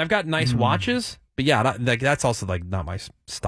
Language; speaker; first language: English; native; English